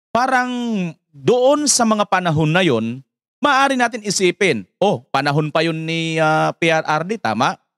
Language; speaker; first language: Filipino; native; Filipino